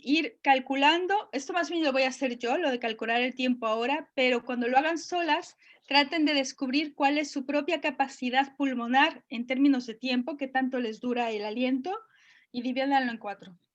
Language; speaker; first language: Spanish; native; Spanish